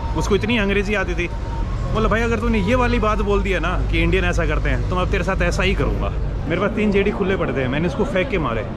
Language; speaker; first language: Hindi; native; Hindi